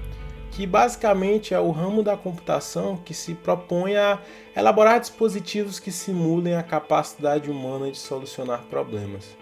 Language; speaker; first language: Portuguese; native; Portuguese